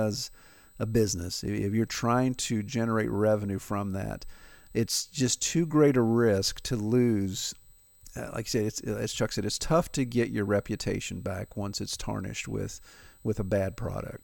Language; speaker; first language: English; native; English